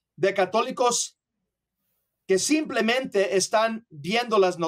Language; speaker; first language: Spanish; early bilingual, other home language; English